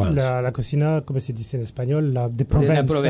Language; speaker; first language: Spanish; non-native, learner; French